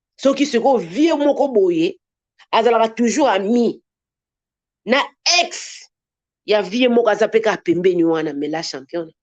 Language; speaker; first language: Lingala; native; Lingala